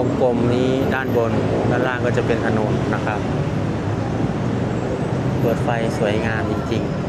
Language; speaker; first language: Thai; native; Thai